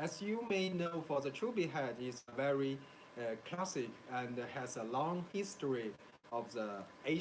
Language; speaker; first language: English; non-native, learner; Chinese